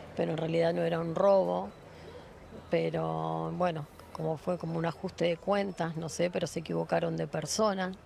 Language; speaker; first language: Spanish; native; Spanish